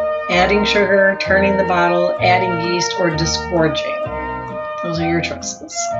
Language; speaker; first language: English; native; English